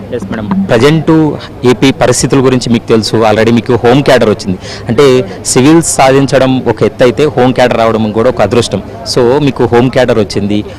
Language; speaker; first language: Telugu; native; Telugu